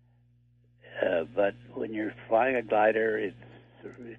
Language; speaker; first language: English; native; English